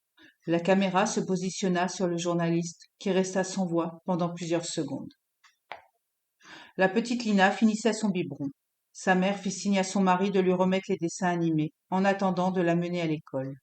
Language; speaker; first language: French; native; French